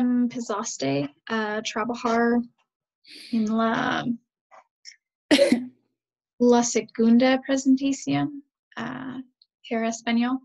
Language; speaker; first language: Spanish; non-native, learner; English